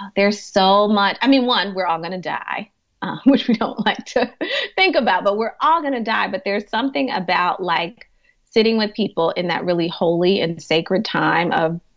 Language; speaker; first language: English; native; English